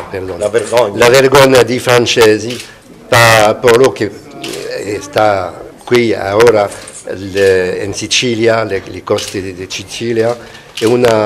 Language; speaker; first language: Italian; non-native, fluent; Spanish